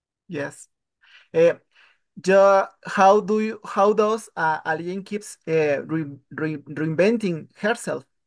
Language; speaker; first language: English; non-native, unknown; Spanish